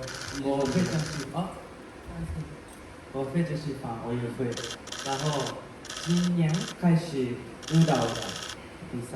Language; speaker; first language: Chinese; non-native, learner; Japanese